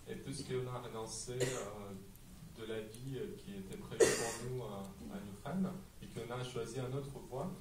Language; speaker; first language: French; non-native, fluent; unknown